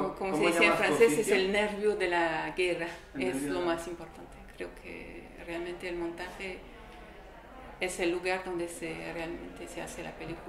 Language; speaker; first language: Spanish; non-native, learner; French